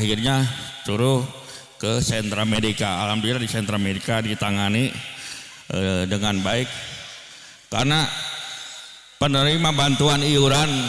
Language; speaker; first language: Indonesian; native; Indonesian